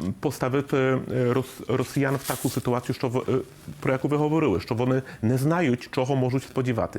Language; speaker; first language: Polish; non-native, learner; Ukrainian